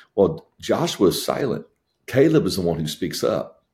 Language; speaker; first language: English; native; English